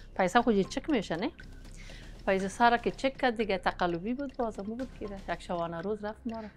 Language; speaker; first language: Persian; non-native, local second language; Pashto